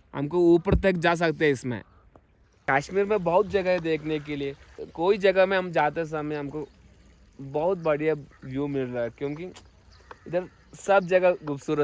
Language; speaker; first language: Hindi; non-native, local second language; Malayalam